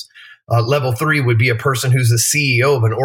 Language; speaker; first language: English; native; English